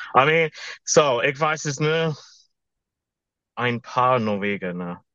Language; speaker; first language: German; non-native, learner; English